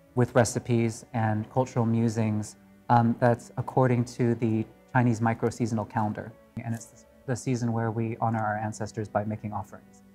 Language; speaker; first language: English; native; English